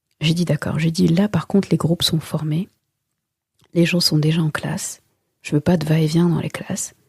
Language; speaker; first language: French; early bilingual, other home language; Wolof